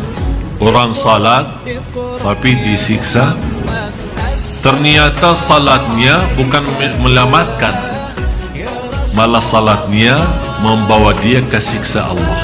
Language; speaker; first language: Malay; non-native, fluent; Arabic